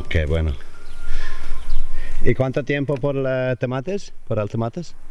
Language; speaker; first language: Spanish; non-native, learner; English